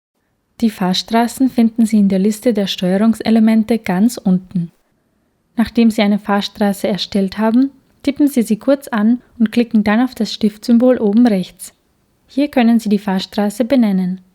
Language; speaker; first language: German; native; German